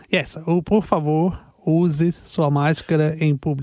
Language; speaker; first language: Portuguese; native; Portuguese